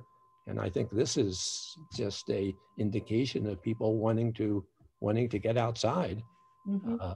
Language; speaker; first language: English; native; English